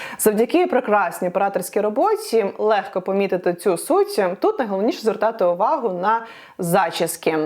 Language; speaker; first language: Ukrainian; non-native, local second language; Russian